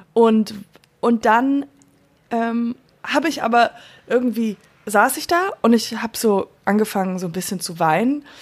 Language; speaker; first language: German; non-native, fluent; English